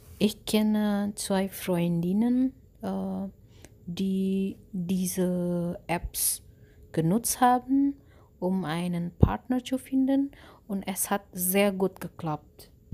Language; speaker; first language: German; non-native, learner; Indonesian